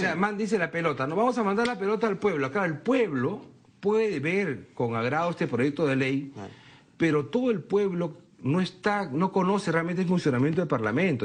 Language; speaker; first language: Spanish; native; Spanish